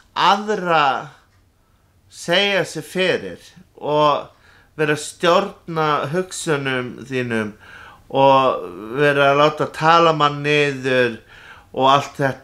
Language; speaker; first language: Icelandic; non-native, fluent; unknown